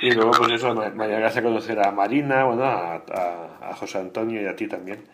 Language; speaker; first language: Spanish; native; Spanish